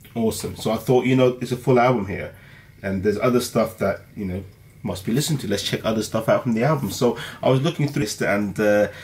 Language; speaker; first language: English; early bilingual, other home language; Urdu